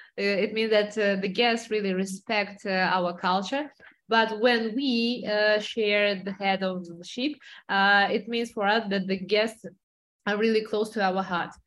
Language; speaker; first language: English; non-native, fluent; Russian